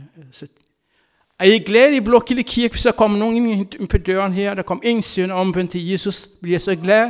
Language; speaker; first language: Danish; non-native, fluent; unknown